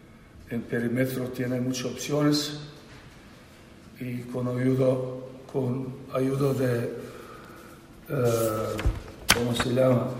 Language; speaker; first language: Spanish; non-native, learner; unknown